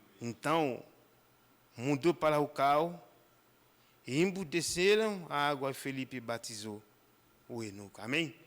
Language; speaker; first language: Portuguese; non-native, fluent; Haitian Creole